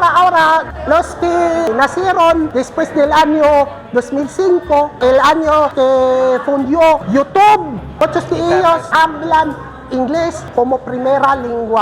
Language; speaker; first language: Spanish; non-native, fluent; Filipino